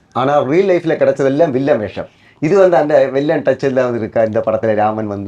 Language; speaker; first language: Tamil; non-native, learner; Malayalam